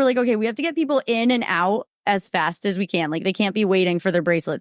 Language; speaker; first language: English; native; English